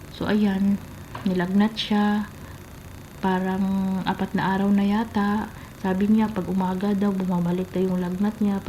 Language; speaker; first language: Filipino; non-native, local second language; Cebuano